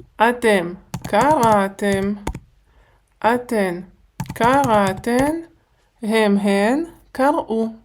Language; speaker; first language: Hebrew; non-native, fluent; Ukrainian